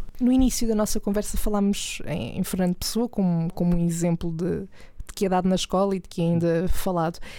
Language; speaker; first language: Portuguese; native; Portuguese